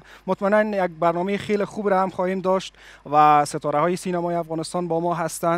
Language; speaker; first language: Persian; native; Persian